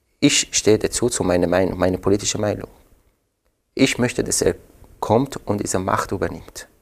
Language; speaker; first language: German; non-native, fluent; Persian